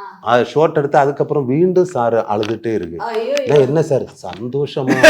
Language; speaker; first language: Tamil; non-native, learner; Malayalam